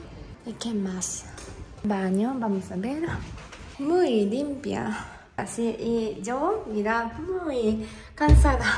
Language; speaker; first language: Spanish; non-native, learner; Japanese